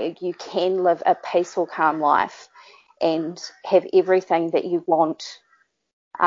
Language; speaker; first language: English; native; English